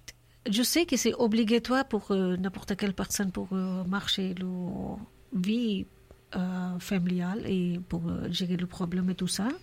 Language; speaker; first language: French; non-native, learner; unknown